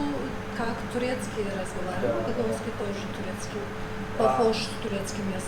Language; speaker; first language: Russian; non-native, local second language; Gagauz